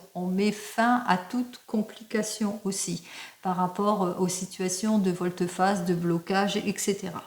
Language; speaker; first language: French; native; French